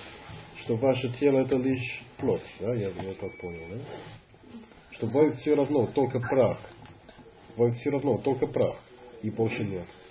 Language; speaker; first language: Russian; non-native, fluent; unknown